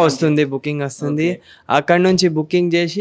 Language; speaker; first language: Telugu; non-native, local second language; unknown